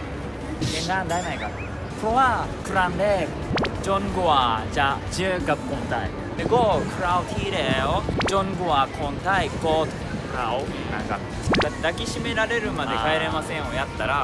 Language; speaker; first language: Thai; non-native, fluent; Japanese